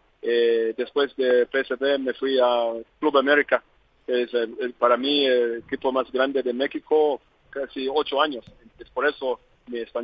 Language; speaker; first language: Spanish; non-native, learner; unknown